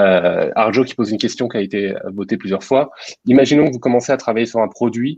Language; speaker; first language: French; native; French